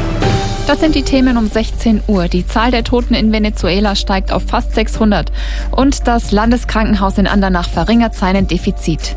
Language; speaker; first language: German; native; German